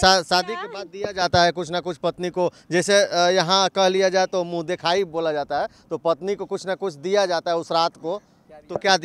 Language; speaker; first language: Hindi; native; Hindi